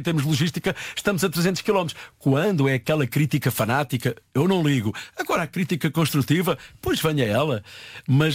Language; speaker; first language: Portuguese; native; Portuguese